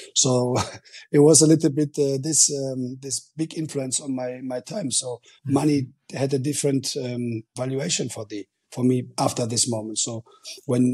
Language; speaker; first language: English; non-native, fluent; German